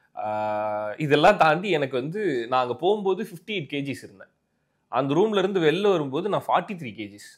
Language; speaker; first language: Tamil; native; Tamil